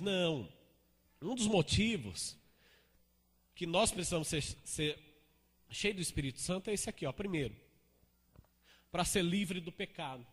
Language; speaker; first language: Portuguese; native; Portuguese